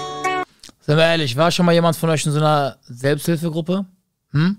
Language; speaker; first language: German; native; German